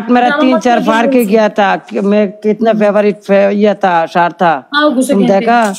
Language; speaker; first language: Hindi; non-native, learner; Bangla